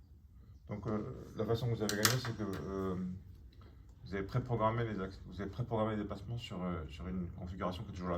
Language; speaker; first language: French; native; French